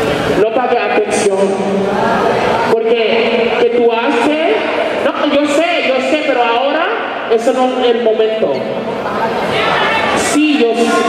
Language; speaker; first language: Spanish; non-native, learner; English